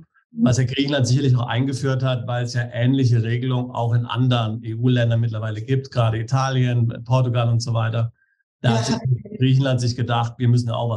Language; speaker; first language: German; native; German